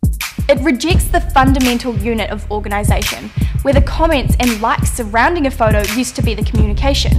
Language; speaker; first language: English; native; English